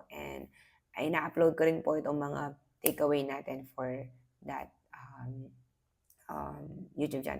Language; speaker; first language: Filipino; native; Filipino